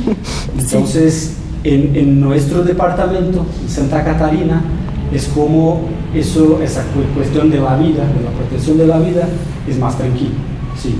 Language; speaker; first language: Spanish; non-native, fluent; Portuguese